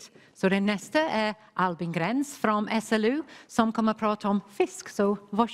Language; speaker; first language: Swedish; non-native, fluent; English